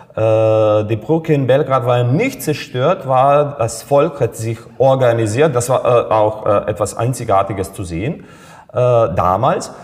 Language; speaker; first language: German; non-native, fluent; Serbian